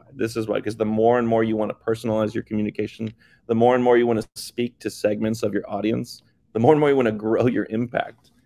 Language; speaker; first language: English; native; English